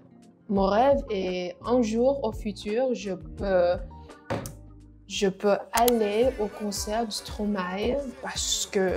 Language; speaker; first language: French; non-native, learner; Vietnamese